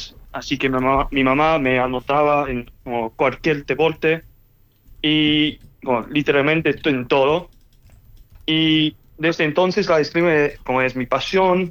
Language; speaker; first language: Spanish; early bilingual, heritage; English